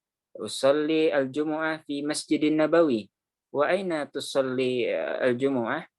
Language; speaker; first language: Arabic; non-native, fluent; Indonesian